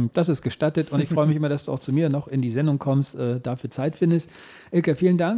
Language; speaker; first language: German; native; German